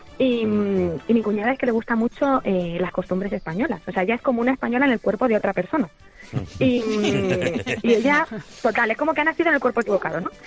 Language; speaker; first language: Spanish; native; Spanish